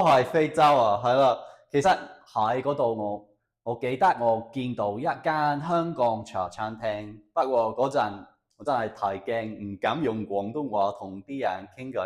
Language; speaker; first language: Cantonese; non-native, fluent; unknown